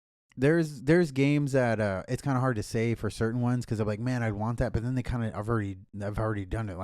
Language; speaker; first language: English; native; English